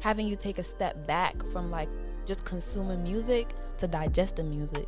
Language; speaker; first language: English; non-native, local second language; Akan